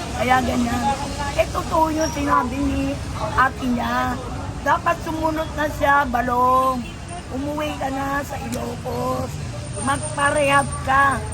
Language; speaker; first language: Filipino; non-native, local second language; Iloko